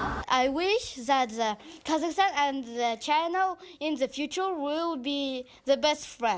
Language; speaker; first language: English; non-native, fluent; Kazakh